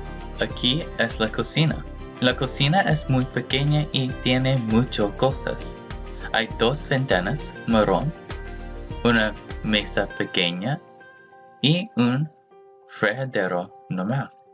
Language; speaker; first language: Spanish; non-native, learner; English